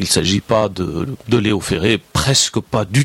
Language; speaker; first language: French; non-native, fluent; Persian